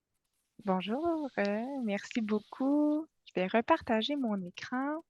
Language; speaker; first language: French; native; French